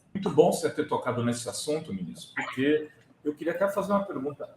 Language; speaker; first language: Portuguese; native; Portuguese